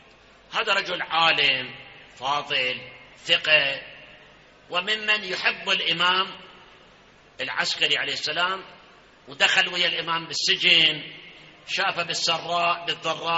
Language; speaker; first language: Arabic; native; Arabic